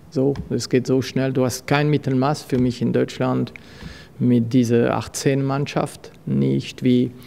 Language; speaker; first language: German; non-native, fluent; French